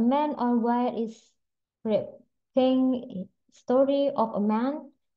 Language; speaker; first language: English; non-native, fluent; Indonesian